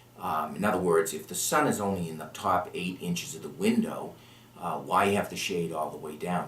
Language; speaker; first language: English; native; English